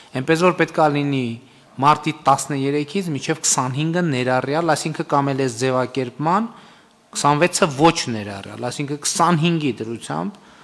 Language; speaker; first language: Armenian; native; Armenian